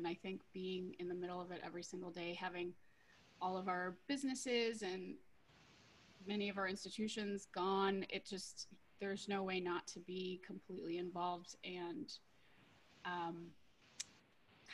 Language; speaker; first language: English; native; English